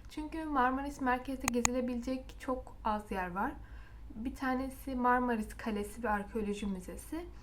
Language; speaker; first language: Turkish; native; Turkish